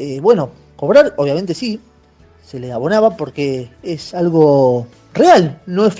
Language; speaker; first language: Spanish; native; Spanish